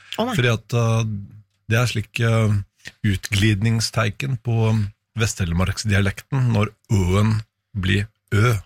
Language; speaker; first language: Norwegian; native; Norwegian